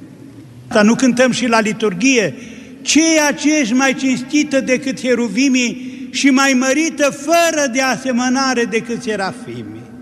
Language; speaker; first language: Romanian; native; Romanian